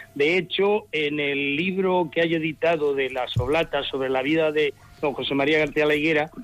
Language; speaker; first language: Spanish; native; Spanish